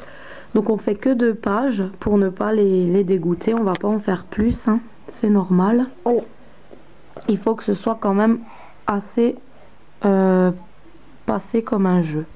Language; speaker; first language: French; native; French